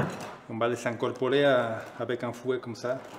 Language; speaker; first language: French; non-native, fluent; Spanish